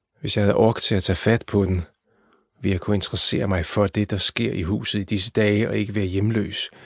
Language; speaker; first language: Danish; native; Danish